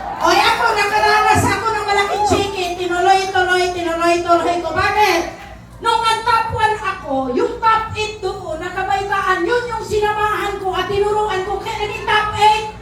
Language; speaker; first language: Filipino; non-native, local second language; Cebuano